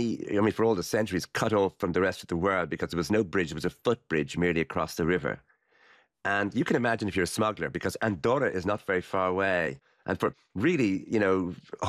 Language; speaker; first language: English; native; English